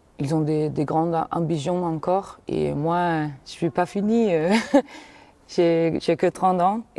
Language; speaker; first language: French; non-native, fluent; Danish